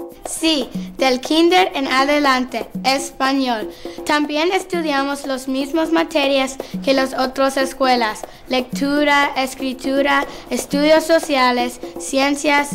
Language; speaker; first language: Spanish; non-native, learner; English